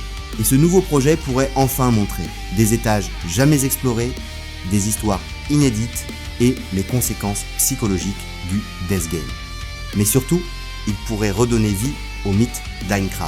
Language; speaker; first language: French; native; French